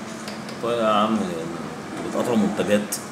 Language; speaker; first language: Arabic; native; Arabic